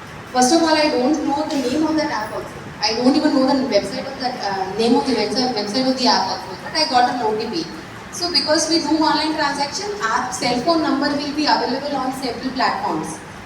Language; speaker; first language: English; non-native, local second language; Telugu